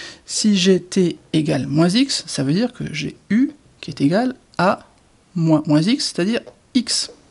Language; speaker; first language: French; native; French